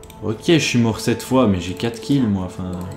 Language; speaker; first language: French; native; French